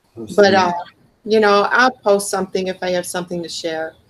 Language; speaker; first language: English; native; English